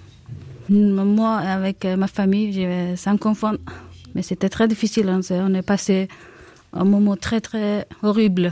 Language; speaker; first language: French; non-native, learner; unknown